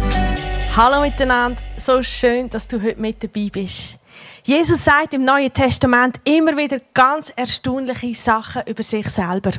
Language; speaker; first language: German; native; German